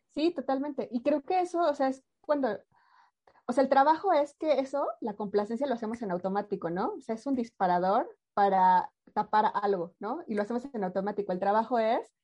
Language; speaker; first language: Spanish; native; Spanish